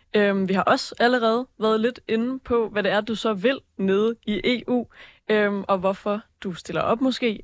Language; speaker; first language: Danish; native; Danish